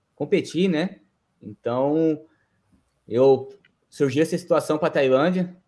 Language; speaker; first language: Portuguese; native; Portuguese